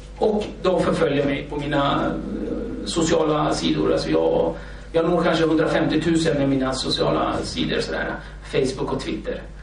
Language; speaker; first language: Swedish; early bilingual, other home language; Kurdish